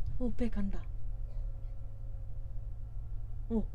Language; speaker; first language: Korean; native; Korean